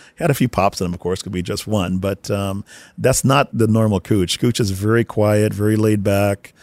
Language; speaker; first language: English; native; English